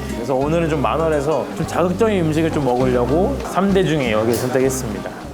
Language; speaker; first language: Korean; native; Korean